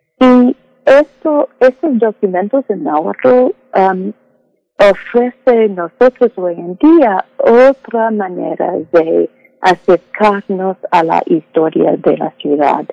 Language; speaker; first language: Spanish; non-native, fluent; English